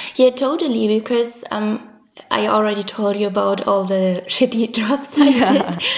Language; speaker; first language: English; non-native, fluent; German